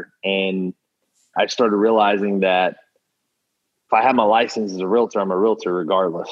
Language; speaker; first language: English; native; English